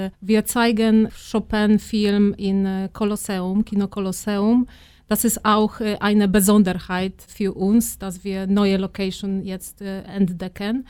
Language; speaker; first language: German; non-native, fluent; Polish